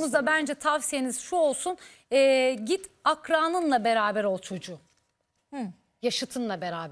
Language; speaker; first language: Turkish; native; Turkish